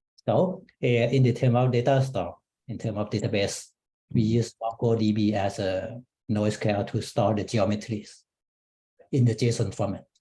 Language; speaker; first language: English; non-native, fluent; Thai